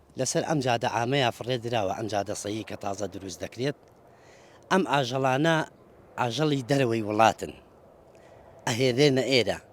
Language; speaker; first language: Central Kurdish; native; Central Kurdish